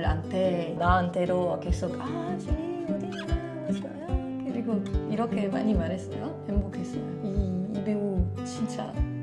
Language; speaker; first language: Korean; non-native, learner; French